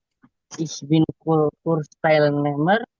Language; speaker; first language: German; non-native, learner; Indonesian